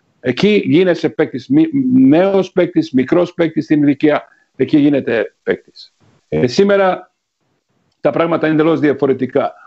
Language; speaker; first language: Greek; non-native, fluent; Serbian